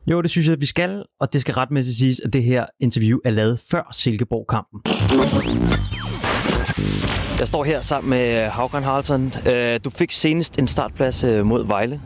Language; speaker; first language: Danish; native; Danish